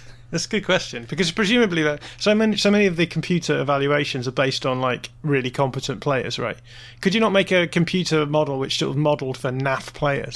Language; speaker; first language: English; native; English